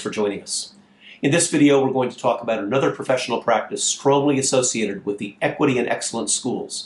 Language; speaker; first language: English; native; English